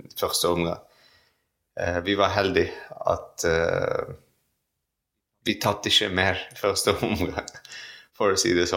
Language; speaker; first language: Norwegian; non-native, fluent; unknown